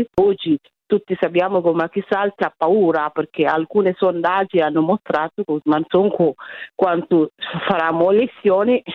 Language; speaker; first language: Italian; non-native, fluent; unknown